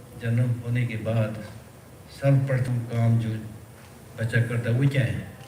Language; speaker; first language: Hindi; early bilingual, other home language; Tibetan